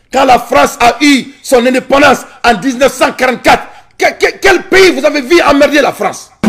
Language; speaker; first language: French; non-native, local second language; Bambara